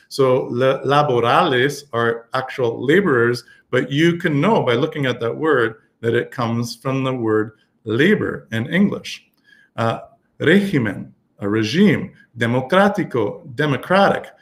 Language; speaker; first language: English; native; English